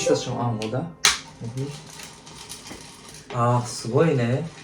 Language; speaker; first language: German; non-native, learner; Japanese